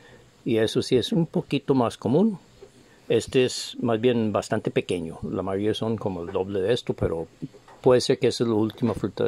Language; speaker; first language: Spanish; non-native, fluent; English